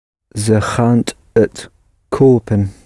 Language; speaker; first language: Dutch; non-native, learner; English